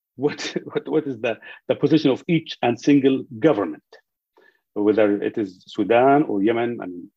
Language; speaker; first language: English; non-native, fluent; Arabic